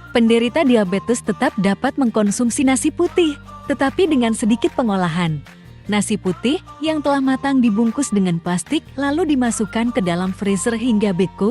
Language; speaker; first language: Indonesian; native; Indonesian